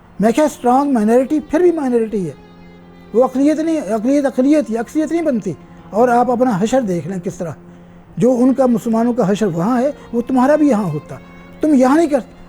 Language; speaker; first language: Urdu; non-native, local second language; Punjabi